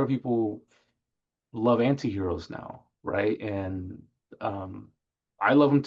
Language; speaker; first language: English; native; English